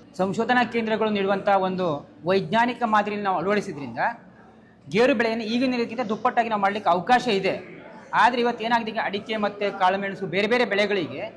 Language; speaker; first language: Kannada; native; Kannada